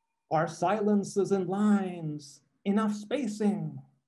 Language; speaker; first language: English; non-native, local second language; Spanish